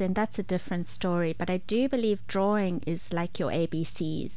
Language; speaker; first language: English; native; English